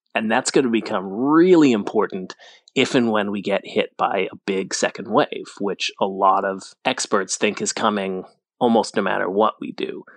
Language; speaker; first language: English; native; English